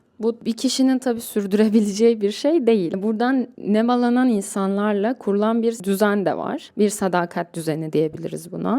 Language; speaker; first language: Turkish; native; Turkish